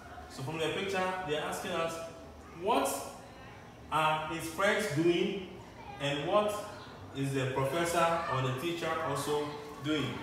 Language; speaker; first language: English; non-native, local second language; Akan